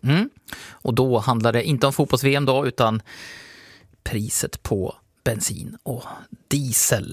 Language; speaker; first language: Swedish; native; Swedish